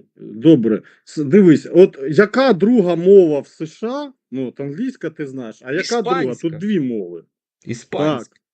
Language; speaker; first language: Ukrainian; non-native, local second language; Russian